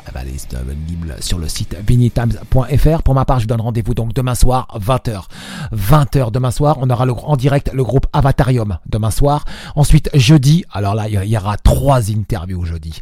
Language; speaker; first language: French; non-native, local second language; Arabic